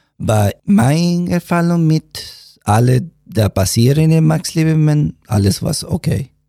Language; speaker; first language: German; non-native, learner; Spanish